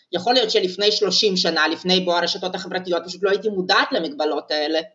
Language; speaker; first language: Hebrew; non-native, fluent; Russian